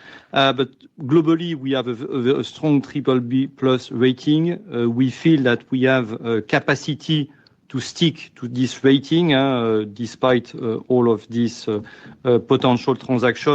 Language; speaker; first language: English; non-native, fluent; French